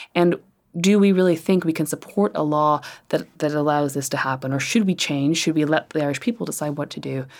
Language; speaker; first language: English; native; English